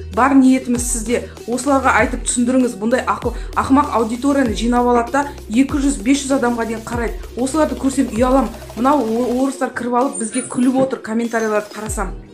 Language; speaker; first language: Kazakh; native; Kazakh